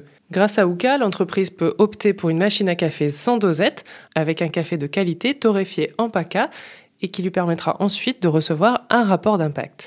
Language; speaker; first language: French; native; French